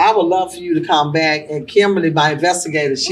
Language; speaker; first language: English; native; English